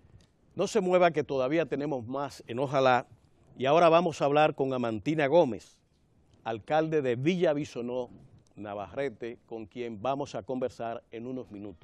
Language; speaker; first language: Spanish; native; Spanish